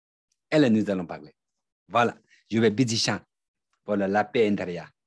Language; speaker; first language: French; non-native, learner; Tibetan